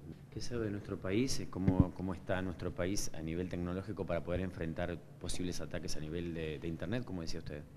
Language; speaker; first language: Spanish; native; Spanish